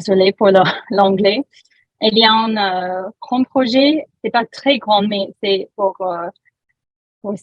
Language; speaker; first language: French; non-native, learner; English